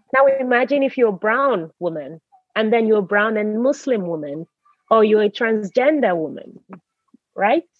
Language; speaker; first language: English; native; English